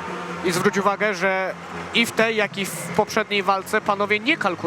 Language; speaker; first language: Polish; native; Polish